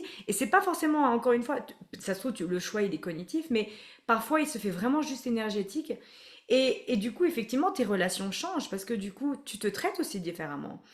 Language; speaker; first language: French; native; French